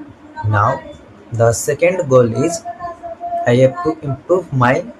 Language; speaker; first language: English; non-native, learner; Hindi